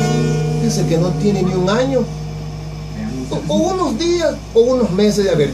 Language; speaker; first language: Spanish; native; Spanish